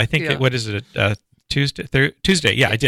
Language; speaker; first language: English; native; English